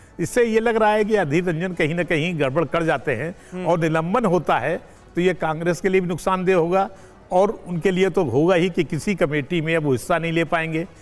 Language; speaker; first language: Hindi; native; Hindi